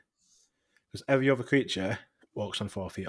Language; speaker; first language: English; native; English